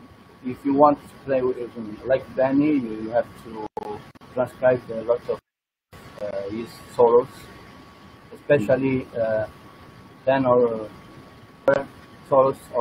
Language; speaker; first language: English; non-native, learner; Italian